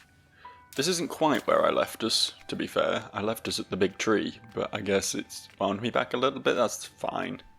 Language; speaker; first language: English; native; English